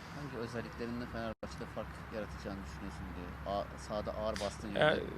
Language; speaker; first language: Turkish; native; Turkish